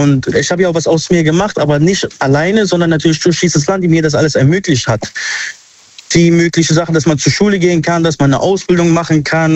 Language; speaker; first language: German; early bilingual, other home language; Arabic